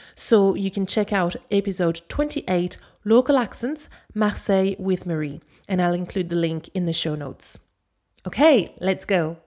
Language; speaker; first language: English; non-native, fluent; French